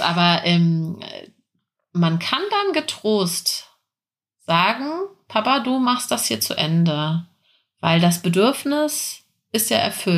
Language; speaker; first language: German; native; German